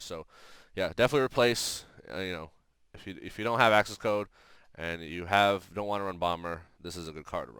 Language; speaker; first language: English; native; English